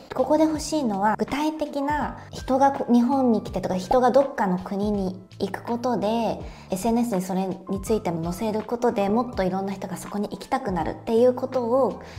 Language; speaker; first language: Japanese; native; Japanese